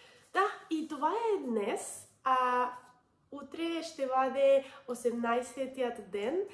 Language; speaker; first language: Bulgarian; non-native, learner; Spanish